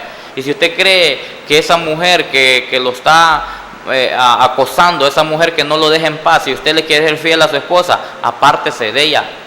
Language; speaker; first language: Spanish; native; Spanish